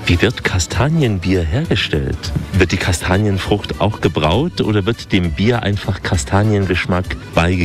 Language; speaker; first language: German; native; German